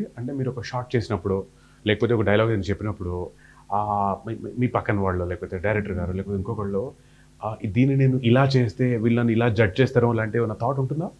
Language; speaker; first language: Telugu; native; Telugu